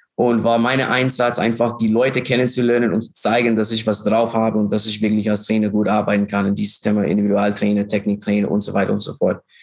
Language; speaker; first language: German; non-native, fluent; English